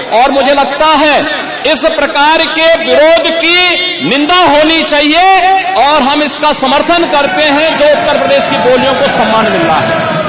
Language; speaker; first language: Hindi; native; Hindi